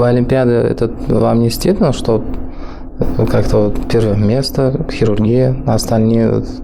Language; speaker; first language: Russian; non-native, learner; Uzbek